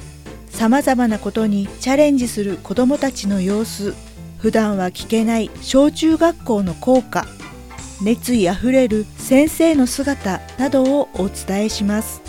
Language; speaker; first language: Japanese; native; Japanese